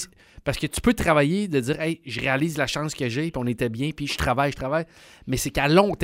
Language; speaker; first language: French; native; French